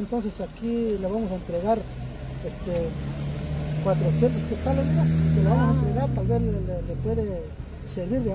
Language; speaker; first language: Spanish; native; Spanish